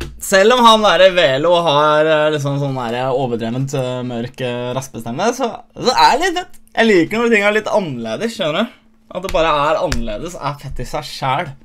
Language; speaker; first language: Norwegian; early bilingual, other home language; Albanian